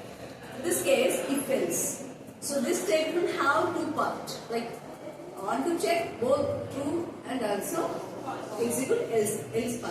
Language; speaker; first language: English; non-native, local second language; Tamil